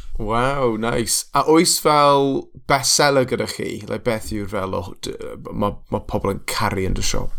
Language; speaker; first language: Welsh; non-native, local second language; English